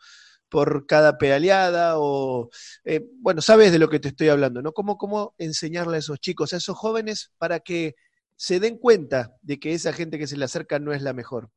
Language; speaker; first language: Spanish; native; Spanish